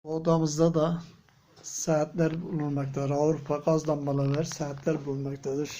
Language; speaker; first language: Turkish; native; Turkish